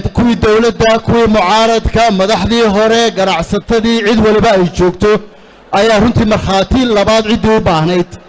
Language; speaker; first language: Somali; native; Somali